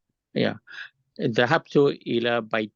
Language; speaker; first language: Arabic; non-native, learner; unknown